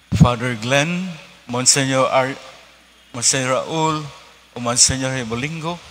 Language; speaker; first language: Cebuano; native; Cebuano